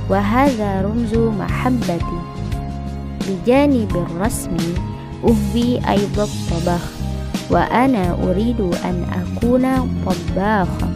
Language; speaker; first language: Arabic; non-native, learner; Indonesian